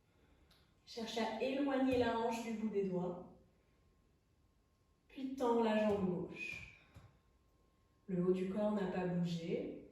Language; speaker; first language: French; native; French